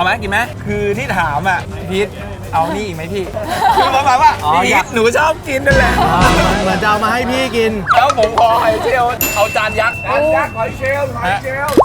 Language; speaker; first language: Thai; native; Thai